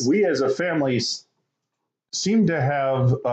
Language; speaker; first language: English; native; English